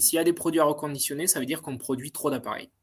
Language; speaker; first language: French; native; French